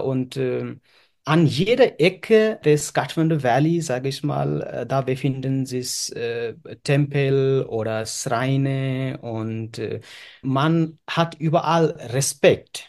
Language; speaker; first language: German; non-native, fluent; Nepali